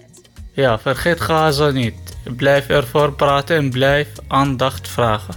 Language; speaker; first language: Dutch; non-native, learner; Arabic